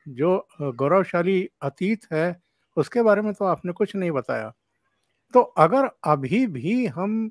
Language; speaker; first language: Hindi; native; Hindi